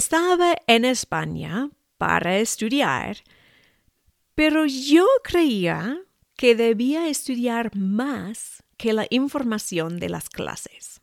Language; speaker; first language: Spanish; non-native, fluent; English